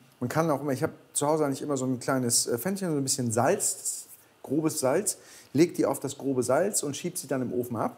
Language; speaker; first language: German; native; German